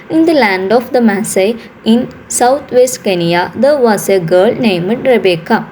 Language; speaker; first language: English; non-native, local second language; Malayalam